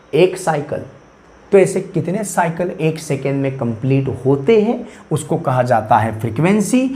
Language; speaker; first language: Hindi; non-native, local second language; Marathi